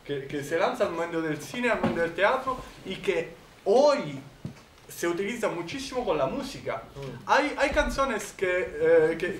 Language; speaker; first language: Spanish; non-native, fluent; Italian